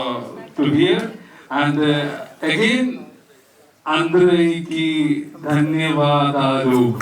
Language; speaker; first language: Telugu; non-native, learner; Malayalam